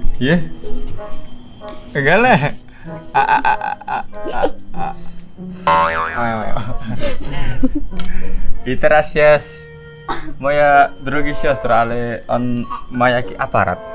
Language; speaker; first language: Polish; non-native, learner; Indonesian